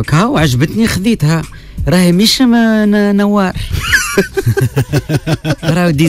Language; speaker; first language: Arabic; native; Arabic